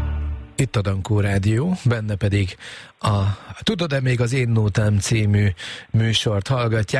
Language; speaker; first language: Hungarian; native; Hungarian